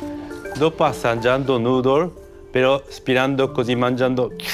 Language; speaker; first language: Italian; non-native, learner; Japanese